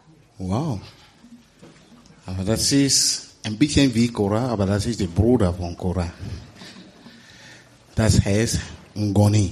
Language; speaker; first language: German; non-native, learner; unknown